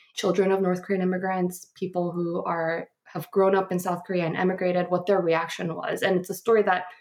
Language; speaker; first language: English; early bilingual, other home language; Korean